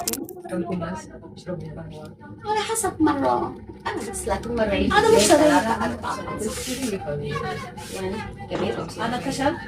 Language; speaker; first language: Arabic; non-native, learner; Amharic